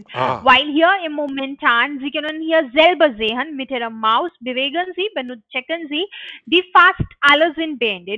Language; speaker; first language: German; non-native, learner; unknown